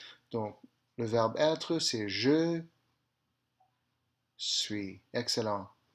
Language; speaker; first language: French; early bilingual, heritage; French